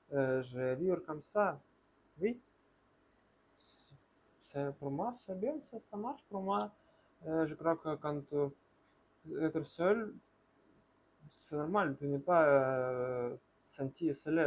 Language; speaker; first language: French; non-native, learner; Russian